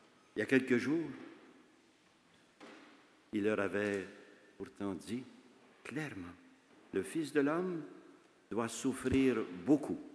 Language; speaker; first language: French; native; French